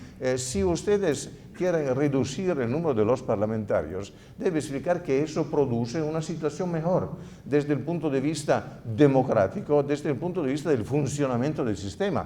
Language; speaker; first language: Spanish; non-native, fluent; Italian